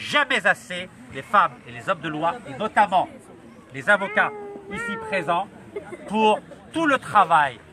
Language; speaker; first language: French; non-native, local second language; Arabic